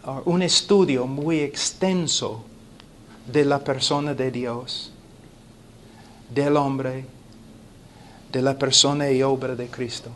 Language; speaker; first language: Spanish; non-native, fluent; English